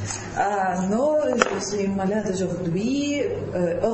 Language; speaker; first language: French; non-native, learner; Russian